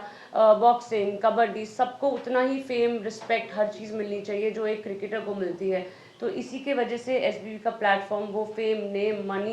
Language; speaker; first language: Hindi; native; Hindi